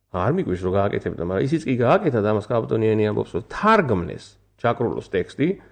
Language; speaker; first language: Georgian; native; Georgian